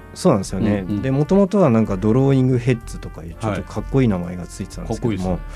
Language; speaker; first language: Japanese; native; Japanese